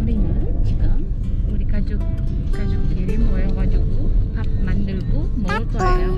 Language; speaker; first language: Korean; non-native, fluent; Uzbek